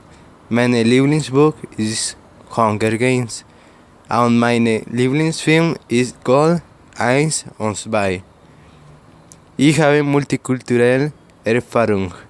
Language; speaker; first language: German; non-native, learner; Spanish